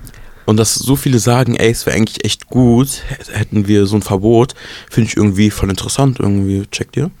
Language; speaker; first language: German; native; German